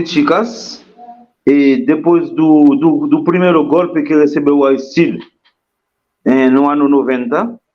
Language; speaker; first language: Portuguese; non-native, fluent; Haitian Creole